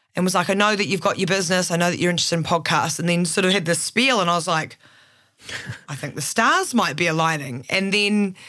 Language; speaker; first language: English; native; English